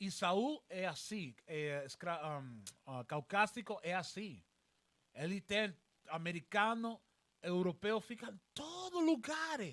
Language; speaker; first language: Portuguese; non-native, learner; Spanish